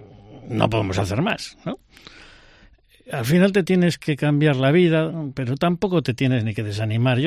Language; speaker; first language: Spanish; native; Spanish